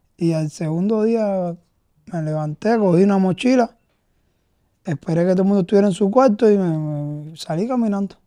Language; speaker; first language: Spanish; native; Spanish